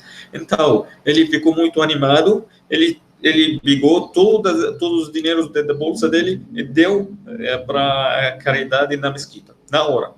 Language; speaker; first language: Portuguese; non-native, fluent; Arabic